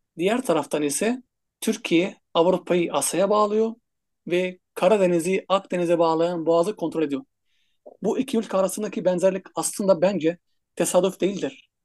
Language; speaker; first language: Turkish; non-native, fluent; Arabic